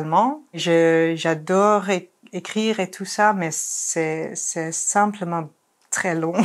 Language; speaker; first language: French; non-native, fluent; Dutch